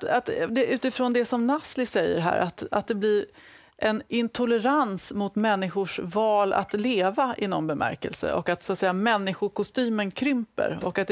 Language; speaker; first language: Swedish; native; Swedish